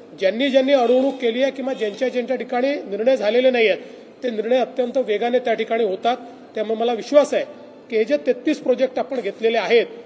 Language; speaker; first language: Marathi; native; Marathi